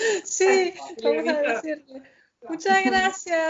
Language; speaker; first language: Spanish; non-native, fluent; German